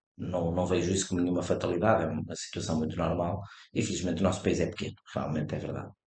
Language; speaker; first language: Portuguese; native; Portuguese